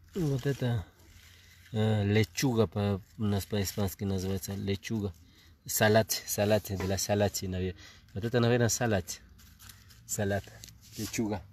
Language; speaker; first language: Russian; non-native, learner; Spanish